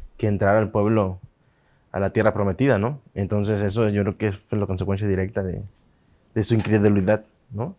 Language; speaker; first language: Spanish; native; Spanish